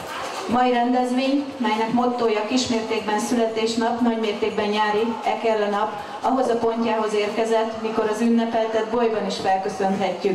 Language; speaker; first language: Hungarian; native; Hungarian